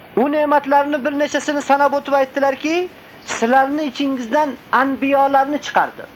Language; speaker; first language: Uzbek; native; Uzbek